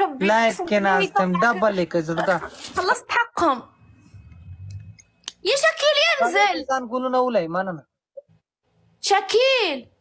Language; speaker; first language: Arabic; non-native, learner; Pashto